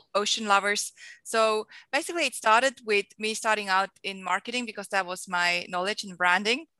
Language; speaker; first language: English; non-native, fluent; Swiss German